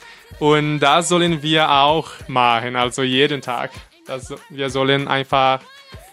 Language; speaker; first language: German; non-native, fluent; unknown